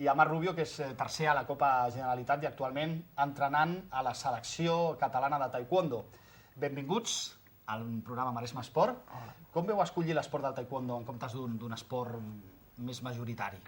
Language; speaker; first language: Catalan; native; Catalan